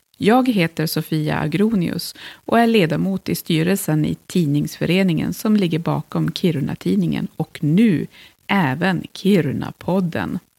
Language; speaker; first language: Swedish; native; Swedish